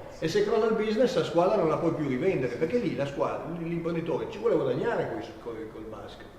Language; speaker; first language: Italian; native; Italian